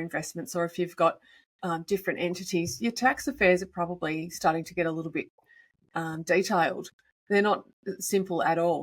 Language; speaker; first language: English; native; English